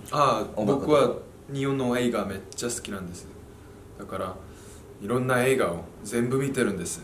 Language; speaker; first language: Japanese; non-native, fluent; Korean